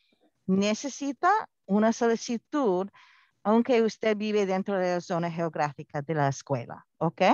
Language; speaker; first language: Spanish; non-native, fluent; English